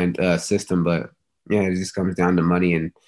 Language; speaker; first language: English; native; English